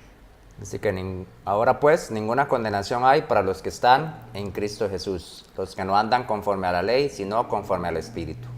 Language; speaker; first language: Spanish; native; Spanish